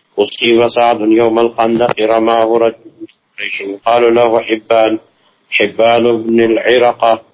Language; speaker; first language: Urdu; non-native, local second language; Pashto